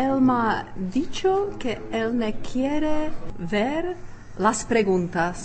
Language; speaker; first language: Spanish; non-native, fluent; Czech